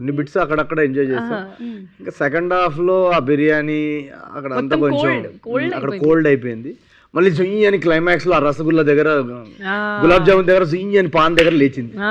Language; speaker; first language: Telugu; native; Telugu